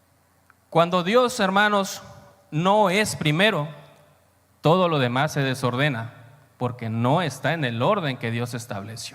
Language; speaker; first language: Spanish; native; Spanish